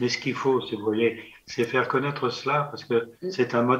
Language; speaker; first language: French; native; French